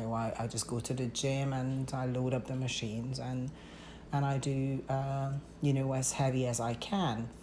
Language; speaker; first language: English; non-native, fluent; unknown